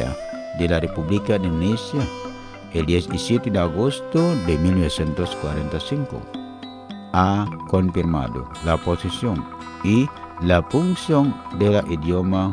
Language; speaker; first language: Spanish; non-native, learner; Indonesian